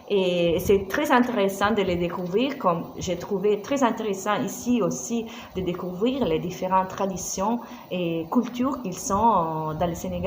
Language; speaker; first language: French; non-native, fluent; Italian